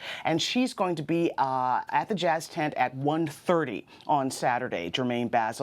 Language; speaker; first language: English; native; English